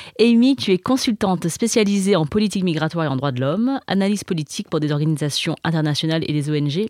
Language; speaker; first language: French; early bilingual, other home language; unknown